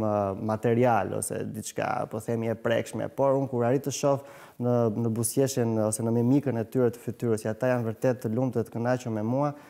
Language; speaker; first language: Albanian; native; Albanian